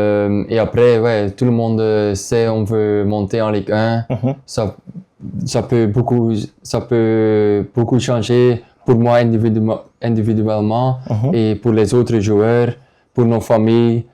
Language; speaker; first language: French; non-native, local second language; Dutch